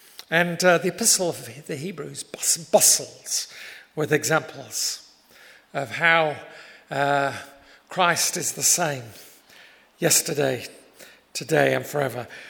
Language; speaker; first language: English; native; English